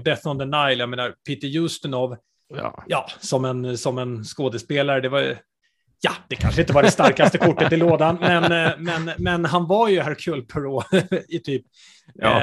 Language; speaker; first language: Swedish; native; Swedish